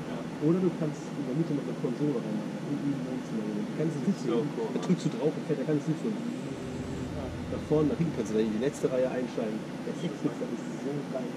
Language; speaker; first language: German; native; German